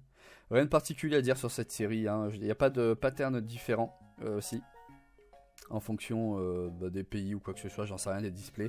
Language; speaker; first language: French; native; French